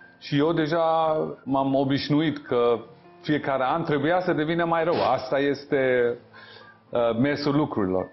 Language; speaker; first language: Romanian; non-native, fluent; Persian